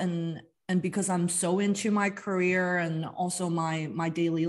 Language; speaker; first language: English; non-native, local second language; Cantonese